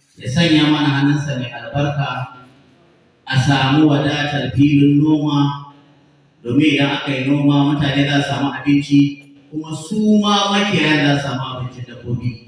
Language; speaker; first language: Hausa; native; Hausa